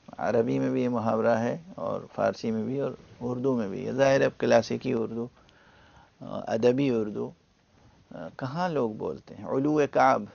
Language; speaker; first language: Urdu; native; Urdu